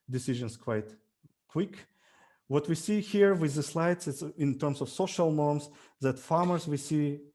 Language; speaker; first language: English; non-native, fluent; Russian